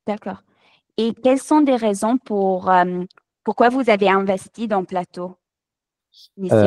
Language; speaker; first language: French; non-native, fluent; English